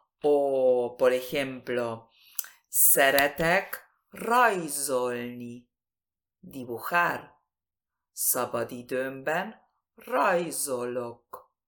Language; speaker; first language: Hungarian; early bilingual, heritage; Spanish